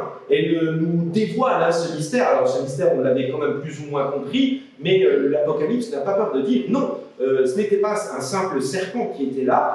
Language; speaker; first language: French; native; French